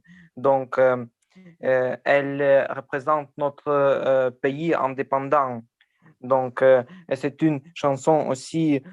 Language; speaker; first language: French; non-native, learner; Ukrainian